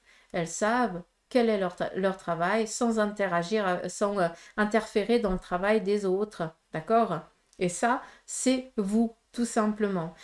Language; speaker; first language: French; native; French